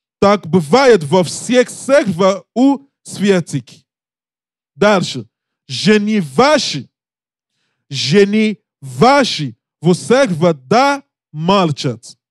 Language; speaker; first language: Russian; non-native, learner; English